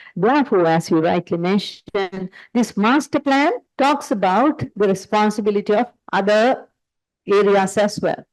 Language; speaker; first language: English; non-native, local second language; Sinhala